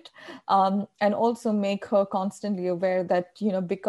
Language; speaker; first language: English; non-native, local second language; Malayalam